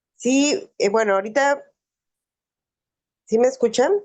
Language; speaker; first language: Spanish; native; Spanish